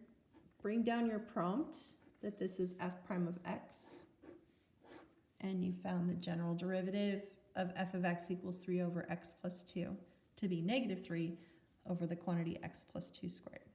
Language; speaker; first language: English; native; English